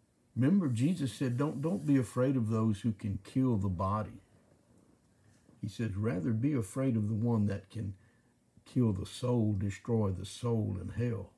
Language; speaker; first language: English; native; English